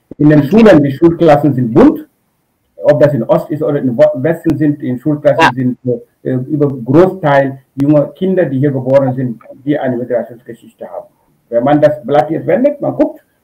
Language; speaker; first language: German; non-native, fluent; Wolof